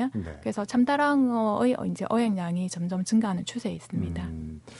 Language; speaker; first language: Korean; native; Korean